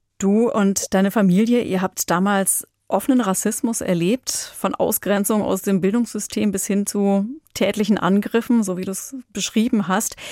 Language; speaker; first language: German; native; German